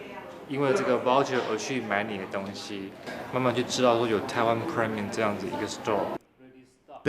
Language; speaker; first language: Chinese; native; Chinese